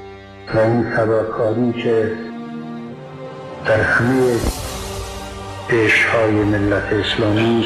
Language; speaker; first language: Persian; native; Persian